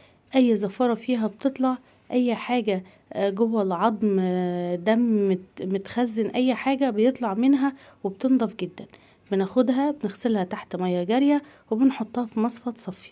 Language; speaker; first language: Arabic; native; Arabic